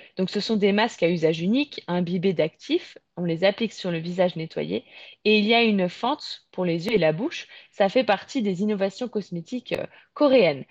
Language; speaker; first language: French; native; French